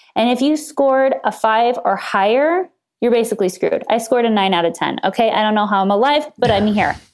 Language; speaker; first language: English; native; English